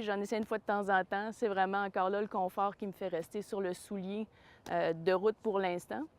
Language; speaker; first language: French; native; French